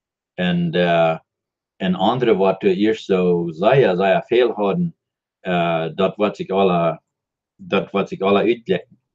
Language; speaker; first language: German; non-native, learner; Dutch